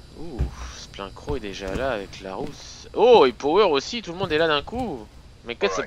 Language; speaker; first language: French; native; French